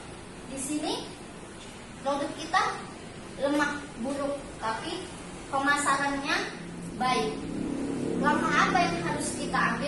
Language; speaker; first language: Indonesian; native; Indonesian